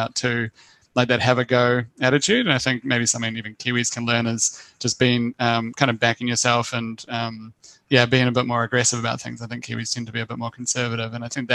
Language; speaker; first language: English; native; English